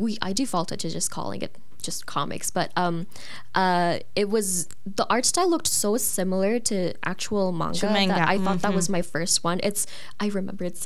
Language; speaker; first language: English; non-native, local second language; Filipino